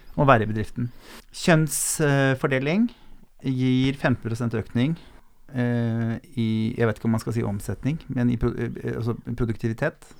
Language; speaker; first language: Norwegian; native; Norwegian